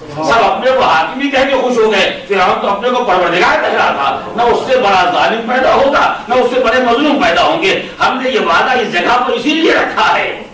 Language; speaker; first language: Urdu; native; Urdu